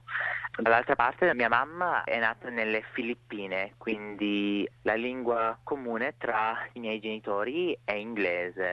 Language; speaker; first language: Italian; non-native, fluent; English